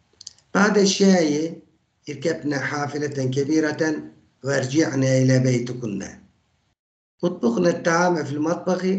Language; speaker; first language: Arabic; non-native, fluent; Turkish